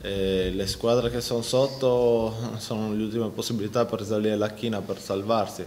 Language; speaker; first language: Italian; native; Italian